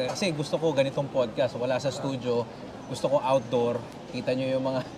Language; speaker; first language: Filipino; non-native, local second language; Pampanga